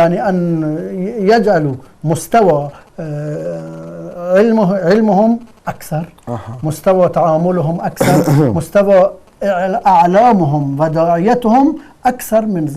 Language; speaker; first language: Arabic; non-native, fluent; Persian